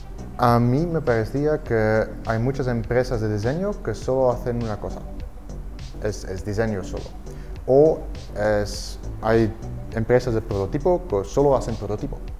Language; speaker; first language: Spanish; non-native, fluent; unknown